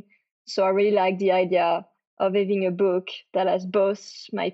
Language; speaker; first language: English; non-native, fluent; French